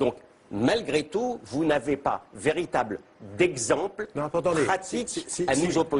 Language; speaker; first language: French; native; French